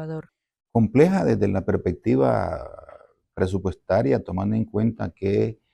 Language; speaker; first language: Spanish; native; Spanish